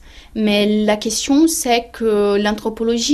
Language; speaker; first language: French; non-native, fluent; Portuguese